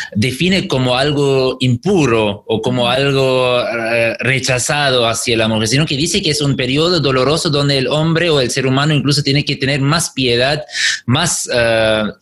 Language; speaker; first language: Spanish; non-native, fluent; German